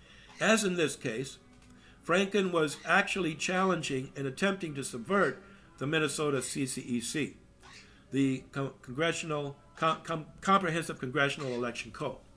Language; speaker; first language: English; native; English